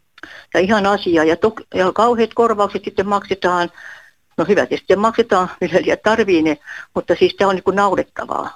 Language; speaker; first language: Finnish; native; Finnish